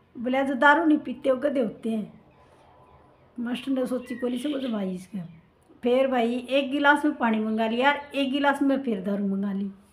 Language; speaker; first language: Hindi; native; Hindi